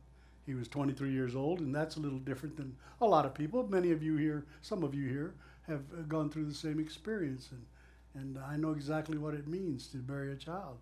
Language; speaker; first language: English; native; English